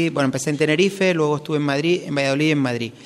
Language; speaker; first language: Spanish; native; Spanish